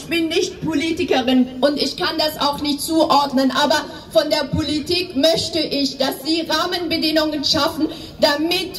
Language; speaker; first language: German; non-native, fluent; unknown